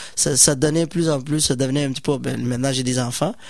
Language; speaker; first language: French; non-native, fluent; Somali